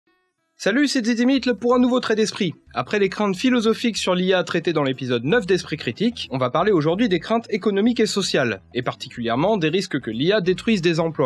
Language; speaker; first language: French; native; French